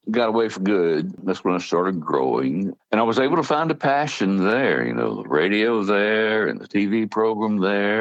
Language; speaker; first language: English; native; English